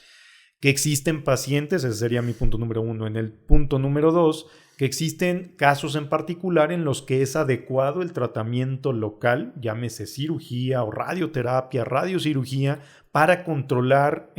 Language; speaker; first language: Spanish; native; Spanish